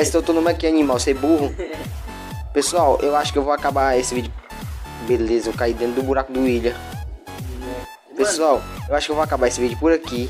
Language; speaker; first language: Portuguese; native; Portuguese